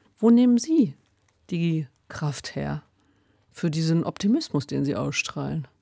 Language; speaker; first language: German; native; German